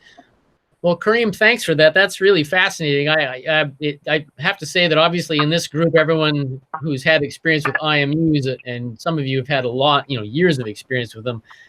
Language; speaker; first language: English; native; English